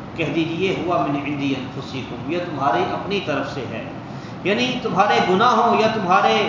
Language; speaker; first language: Urdu; non-native, local second language; Punjabi